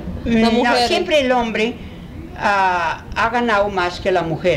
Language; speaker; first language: Spanish; early bilingual, heritage; Spanish